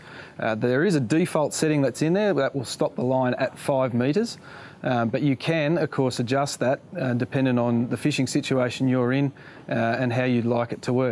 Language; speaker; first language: English; native; English